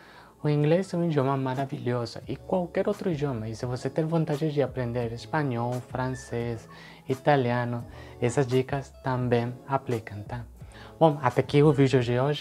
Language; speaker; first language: Portuguese; non-native, fluent; Spanish